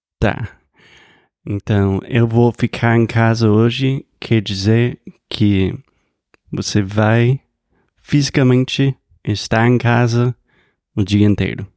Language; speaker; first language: Portuguese; non-native, fluent; English